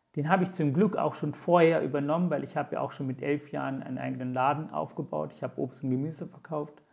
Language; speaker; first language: German; non-native, fluent; Tamil